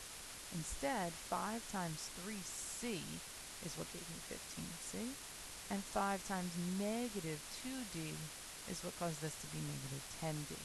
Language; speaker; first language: English; native; English